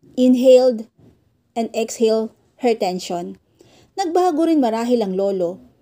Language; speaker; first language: Filipino; native; Filipino